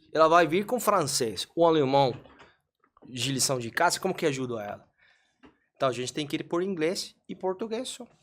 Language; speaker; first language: Portuguese; non-native, fluent; Spanish